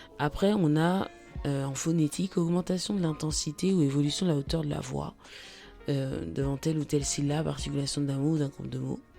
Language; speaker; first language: French; native; French